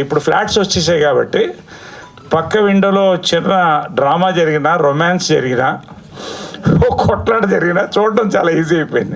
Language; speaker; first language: Telugu; native; Telugu